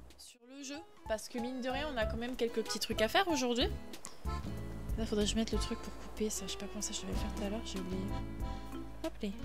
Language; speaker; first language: French; native; French